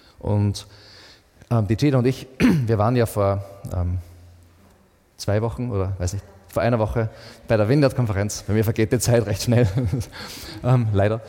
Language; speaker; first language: German; native; German